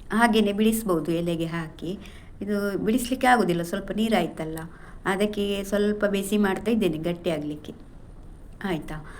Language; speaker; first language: Kannada; non-native, local second language; Tulu